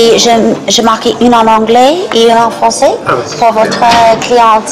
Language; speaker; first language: French; non-native, learner; English